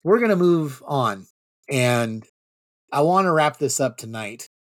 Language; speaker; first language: English; native; English